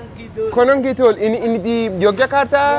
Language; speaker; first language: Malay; non-native, learner; Persian